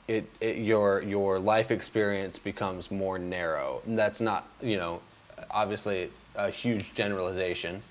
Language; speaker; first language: English; native; English